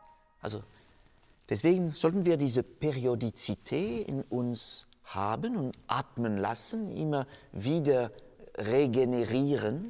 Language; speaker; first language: German; non-native, fluent; French